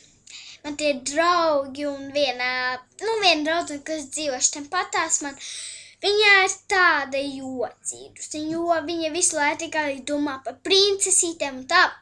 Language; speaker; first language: Latvian; early bilingual, heritage; Latvian